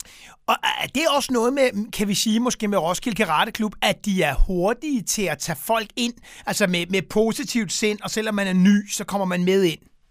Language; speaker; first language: Danish; native; Danish